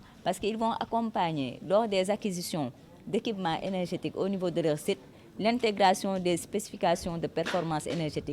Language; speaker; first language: French; non-native, local second language; Wolof